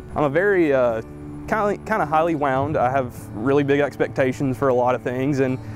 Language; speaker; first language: English; native; English